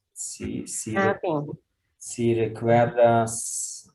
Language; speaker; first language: Spanish; non-native, fluent; German